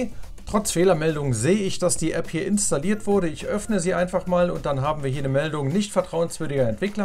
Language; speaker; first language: German; native; German